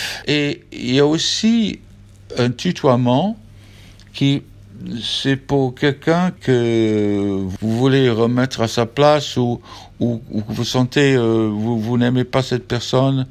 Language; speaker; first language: French; non-native, fluent; English